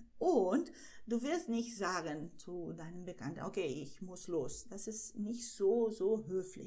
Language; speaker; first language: German; non-native, fluent; Portuguese